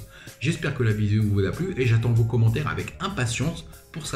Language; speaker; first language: French; native; French